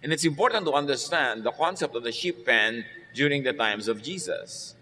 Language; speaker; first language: English; non-native, local second language; Filipino